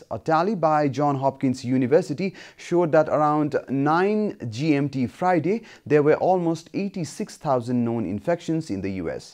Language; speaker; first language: English; non-native, fluent; Nepali